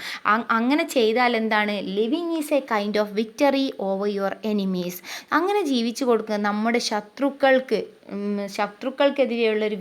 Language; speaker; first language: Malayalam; native; Malayalam